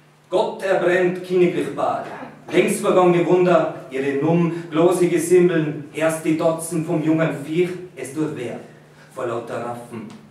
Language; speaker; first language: German; native; German